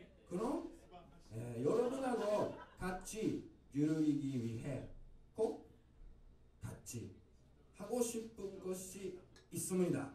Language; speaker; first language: Korean; non-native, learner; Japanese